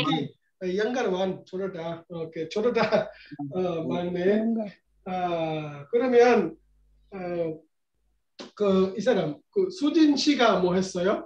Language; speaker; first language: Korean; non-native, learner; Bangla